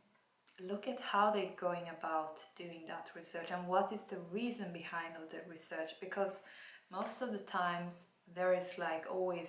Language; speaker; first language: English; non-native, fluent; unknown